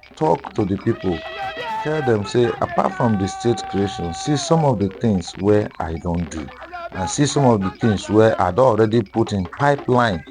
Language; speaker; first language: Nigerian Pidgin; non-native, local second language; Igbo